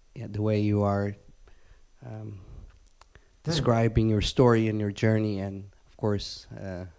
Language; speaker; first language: English; non-native, fluent; Persian